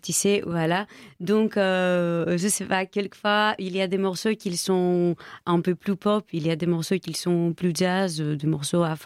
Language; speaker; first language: French; non-native, fluent; Greek